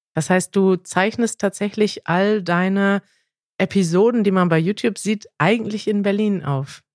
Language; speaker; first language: German; native; German